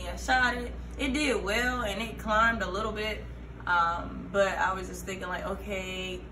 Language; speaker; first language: English; native; English